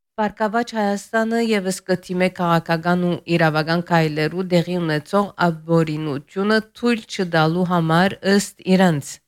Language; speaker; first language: Armenian; early bilingual, heritage; Armenian